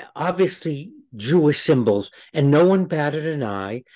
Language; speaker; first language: English; native; English